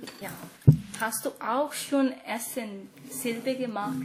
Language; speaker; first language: German; non-native, learner; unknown